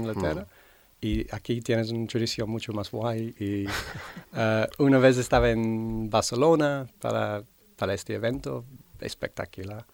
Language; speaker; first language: Spanish; non-native, fluent; English